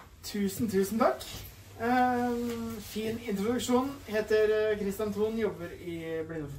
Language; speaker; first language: Norwegian; native; Norwegian